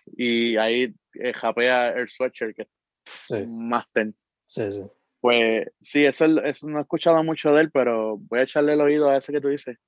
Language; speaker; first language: Spanish; native; Spanish